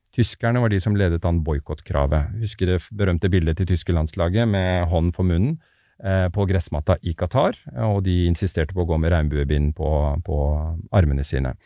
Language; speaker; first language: Norwegian; early bilingual, other home language; Persian